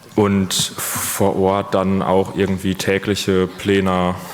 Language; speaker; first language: German; native; German